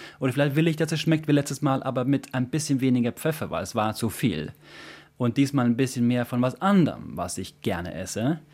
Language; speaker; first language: German; non-native, fluent; Swedish